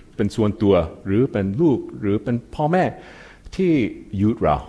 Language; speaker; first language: Thai; non-native, fluent; English